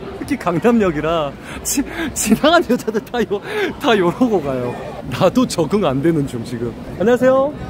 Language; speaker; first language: Korean; native; Korean